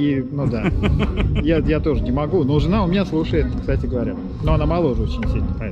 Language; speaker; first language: Russian; native; Russian